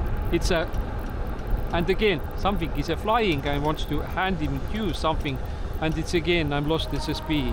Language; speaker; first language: English; non-native, learner; Estonian